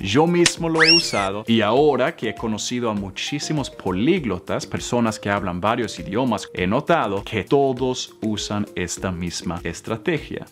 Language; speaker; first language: Spanish; non-native, fluent; Swedish